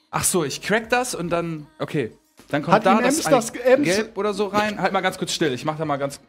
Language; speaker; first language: German; native; German